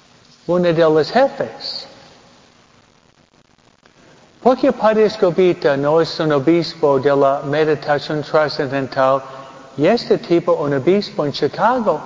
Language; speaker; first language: Spanish; early bilingual, heritage; Spanish